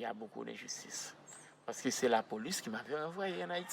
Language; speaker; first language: French; non-native, local second language; Haitian Creole